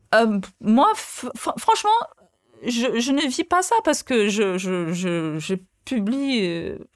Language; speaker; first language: French; non-native, fluent; Portuguese